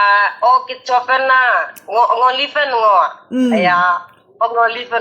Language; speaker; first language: Cantonese; non-native, learner; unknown